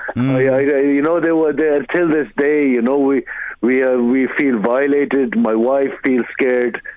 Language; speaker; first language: English; native; English